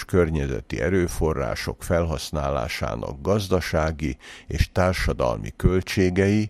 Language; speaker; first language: Hungarian; native; Hungarian